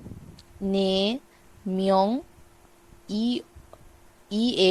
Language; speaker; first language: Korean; non-native, learner; Bangla